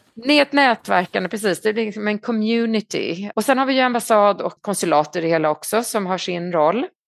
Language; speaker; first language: Swedish; native; Swedish